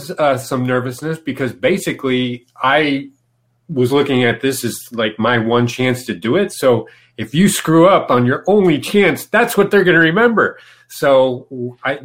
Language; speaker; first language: English; native; English